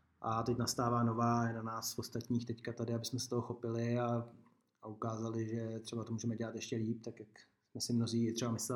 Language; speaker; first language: Czech; native; Czech